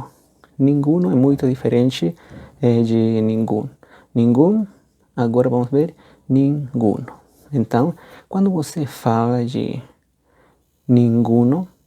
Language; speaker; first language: Portuguese; non-native, fluent; Spanish